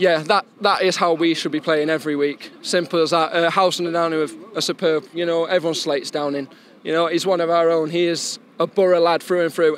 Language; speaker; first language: English; native; English